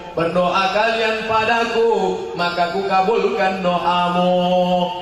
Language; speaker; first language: Indonesian; native; Indonesian